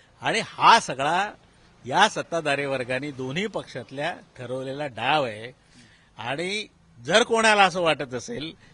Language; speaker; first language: Marathi; native; Marathi